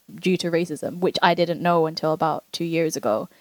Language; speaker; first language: English; native; English